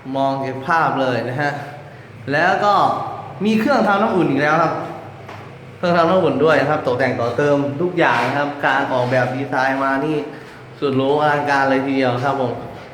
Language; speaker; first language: Thai; native; Thai